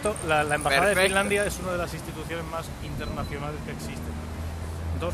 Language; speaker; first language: Spanish; native; Spanish